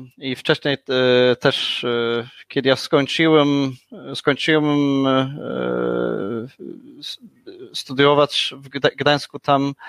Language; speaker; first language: Polish; non-native, learner; Swedish